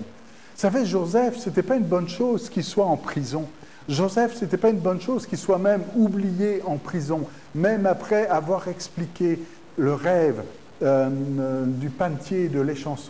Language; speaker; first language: French; native; French